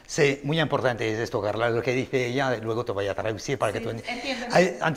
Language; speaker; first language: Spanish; non-native, learner; French